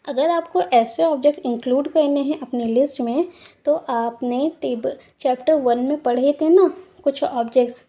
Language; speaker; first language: Hindi; native; Hindi